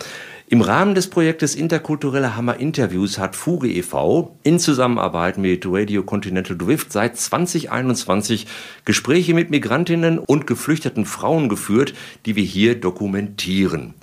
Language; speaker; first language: German; native; German